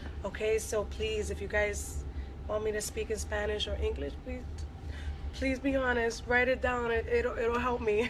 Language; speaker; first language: English; early bilingual, other home language; Spanish